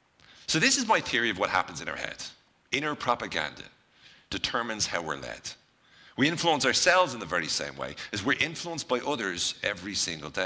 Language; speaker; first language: English; native; English